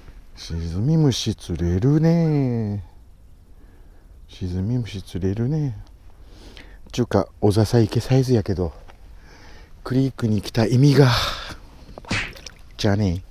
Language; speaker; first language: Japanese; native; Japanese